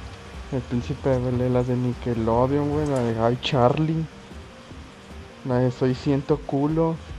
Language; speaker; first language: Spanish; native; Spanish